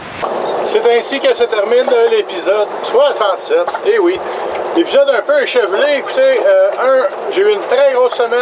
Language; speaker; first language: French; native; French